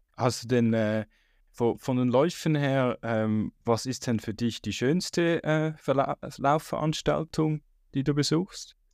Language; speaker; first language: German; native; German